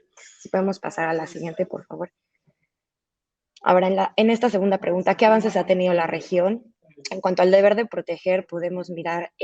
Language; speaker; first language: Spanish; native; Spanish